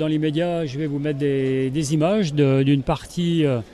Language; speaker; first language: French; native; French